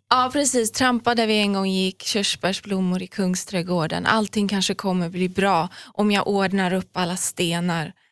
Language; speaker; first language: Swedish; early bilingual, other home language; Persian